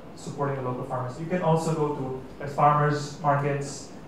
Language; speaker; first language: English; non-native, fluent; Catalan